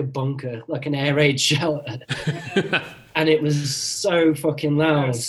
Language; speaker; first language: English; native; English